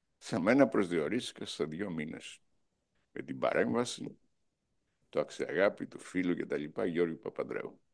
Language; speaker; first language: Greek; non-native, local second language; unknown